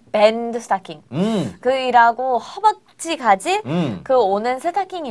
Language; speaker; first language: Korean; non-native, fluent; English